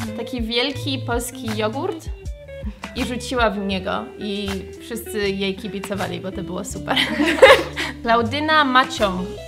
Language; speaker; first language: Polish; early bilingual, heritage; Polish